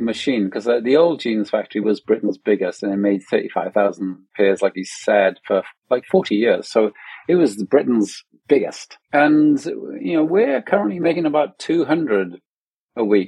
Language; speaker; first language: English; native; English